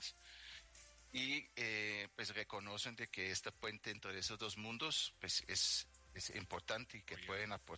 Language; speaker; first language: Spanish; native; Spanish